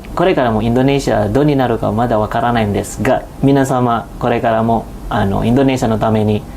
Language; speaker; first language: Japanese; non-native, fluent; Indonesian